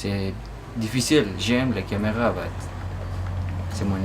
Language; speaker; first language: French; non-native, learner; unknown